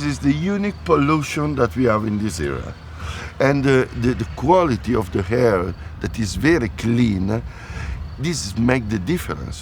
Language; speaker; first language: English; non-native, fluent; Italian